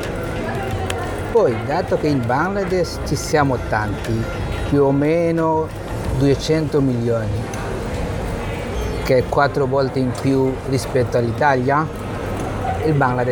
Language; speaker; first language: Italian; non-native, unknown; Bangla